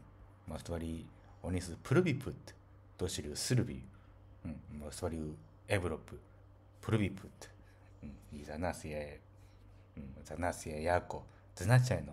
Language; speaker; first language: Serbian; non-native, fluent; Japanese